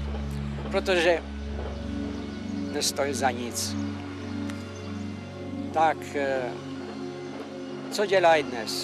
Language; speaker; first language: Czech; non-native, fluent; Albanian